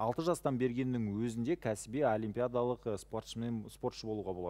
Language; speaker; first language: Kazakh; native; Kazakh